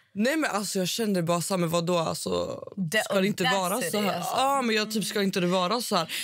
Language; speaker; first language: Swedish; early bilingual, other home language; Spanish